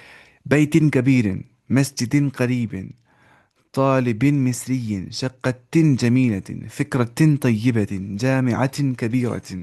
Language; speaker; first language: Arabic; non-native, fluent; Urdu